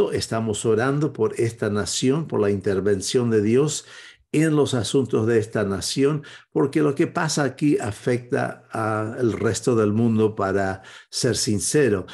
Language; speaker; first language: Spanish; non-native, fluent; English